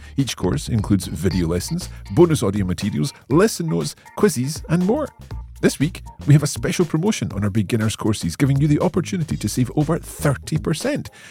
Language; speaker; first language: English; native; English